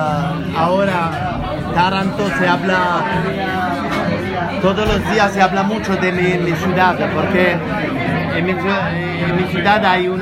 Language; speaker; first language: Spanish; non-native, fluent; Italian